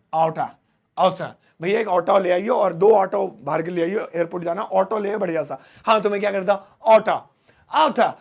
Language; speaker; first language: Hindi; native; Hindi